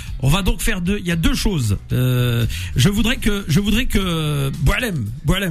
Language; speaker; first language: French; native; French